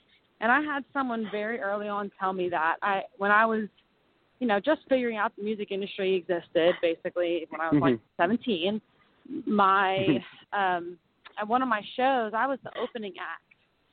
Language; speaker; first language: English; native; English